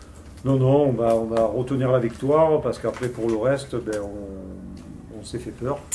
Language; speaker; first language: French; native; French